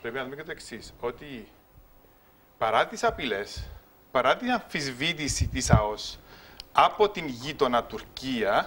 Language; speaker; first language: Greek; native; Greek